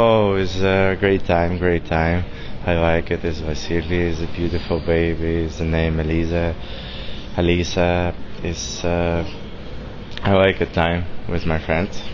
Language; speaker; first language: English; non-native, learner; Russian